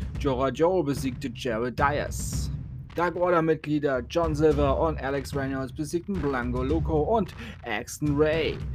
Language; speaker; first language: German; native; German